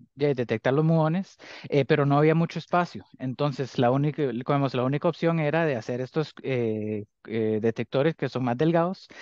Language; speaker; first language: Spanish; early bilingual, heritage; Spanish